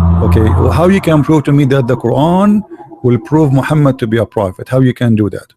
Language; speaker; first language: English; non-native, fluent; Arabic